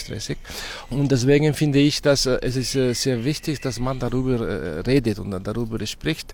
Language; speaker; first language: German; non-native, fluent; Catalan